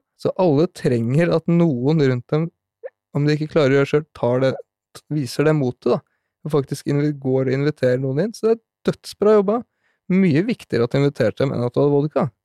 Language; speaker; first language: Norwegian; native; Norwegian